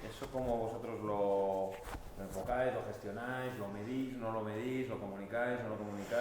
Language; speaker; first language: Spanish; native; Spanish